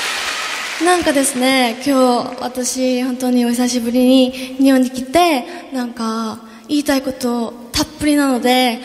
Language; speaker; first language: Japanese; non-native, fluent; Korean